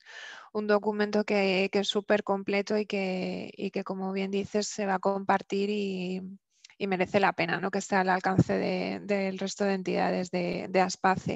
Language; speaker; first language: Spanish; native; Spanish